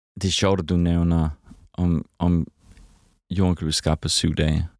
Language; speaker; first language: Danish; native; Danish